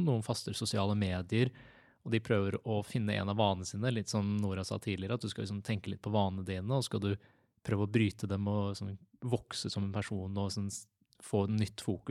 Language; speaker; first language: Norwegian; native; Norwegian